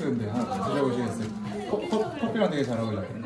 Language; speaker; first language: Korean; native; Korean